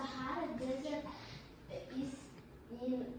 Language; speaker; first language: English; non-native, learner; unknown